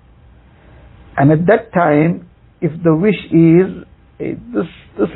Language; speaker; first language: English; native; English